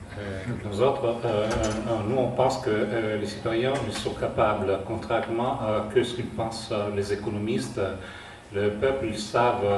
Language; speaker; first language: French; non-native, fluent; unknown